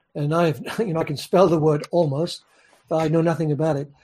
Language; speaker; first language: English; native; English